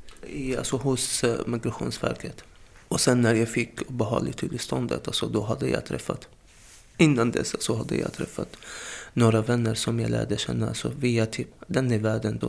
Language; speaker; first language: Swedish; non-native, fluent; Arabic